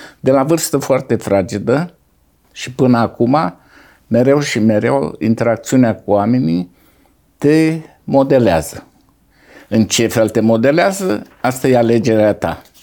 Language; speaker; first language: Romanian; native; Romanian